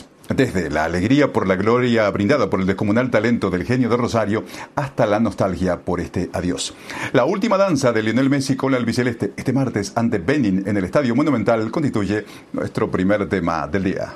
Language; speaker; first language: Spanish; native; Spanish